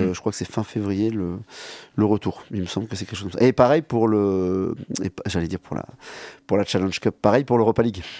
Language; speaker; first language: French; native; French